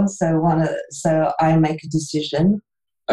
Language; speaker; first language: English; native; English